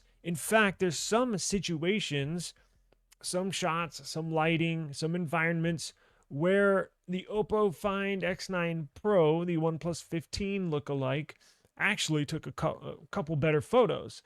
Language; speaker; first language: English; native; English